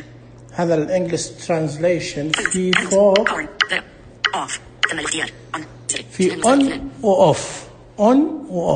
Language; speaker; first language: Arabic; native; Arabic